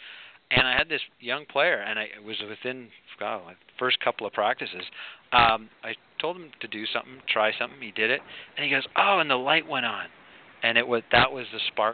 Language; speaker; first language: English; native; English